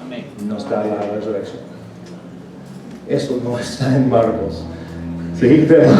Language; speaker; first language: Spanish; non-native, fluent; English